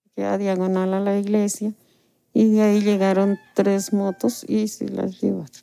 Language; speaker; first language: Spanish; native; Spanish